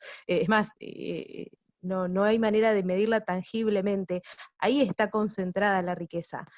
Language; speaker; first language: Spanish; native; Spanish